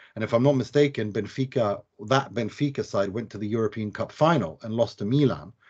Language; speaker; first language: English; non-native, fluent; Swedish